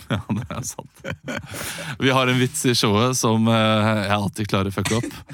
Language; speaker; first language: Norwegian; native; Norwegian